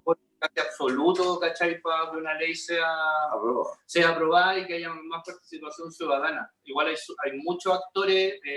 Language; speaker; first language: Spanish; native; Spanish